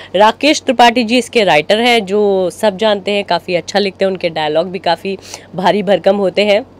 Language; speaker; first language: Hindi; native; Hindi